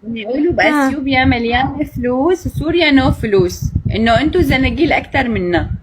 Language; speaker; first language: Arabic; native; Arabic